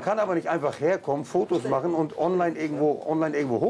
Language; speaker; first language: German; native; German